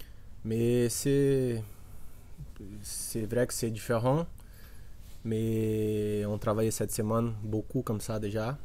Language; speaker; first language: French; non-native, learner; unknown